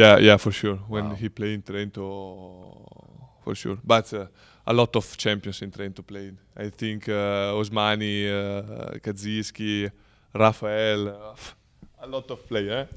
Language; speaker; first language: English; non-native, learner; Italian